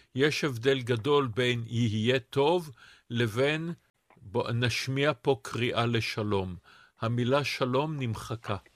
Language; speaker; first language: Hebrew; native; Hebrew